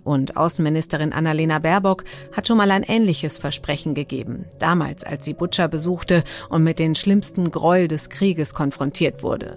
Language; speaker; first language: German; native; German